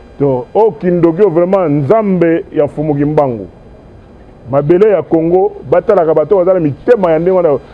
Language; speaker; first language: Lingala; non-native, local second language; Luba-Lulua